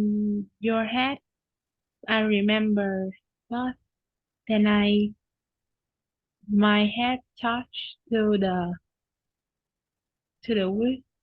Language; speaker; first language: English; non-native, learner; Vietnamese